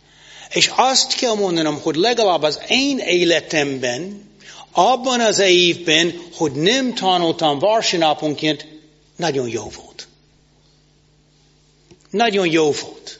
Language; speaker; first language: Hungarian; non-native, fluent; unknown